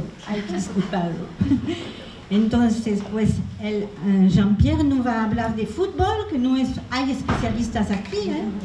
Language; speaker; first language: Spanish; non-native, fluent; French